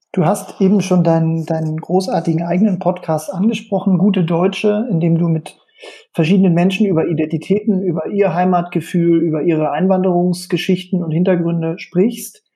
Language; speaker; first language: German; native; German